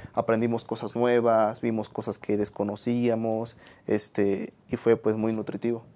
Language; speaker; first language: Spanish; native; Spanish